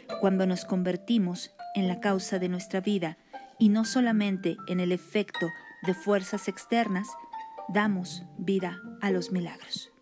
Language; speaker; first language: Spanish; native; Spanish